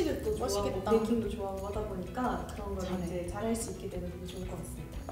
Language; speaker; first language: Korean; native; Korean